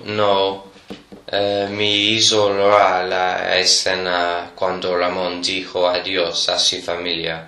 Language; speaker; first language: Spanish; non-native, learner; English